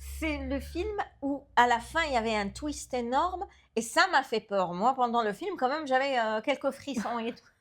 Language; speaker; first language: French; non-native, local second language; Arabic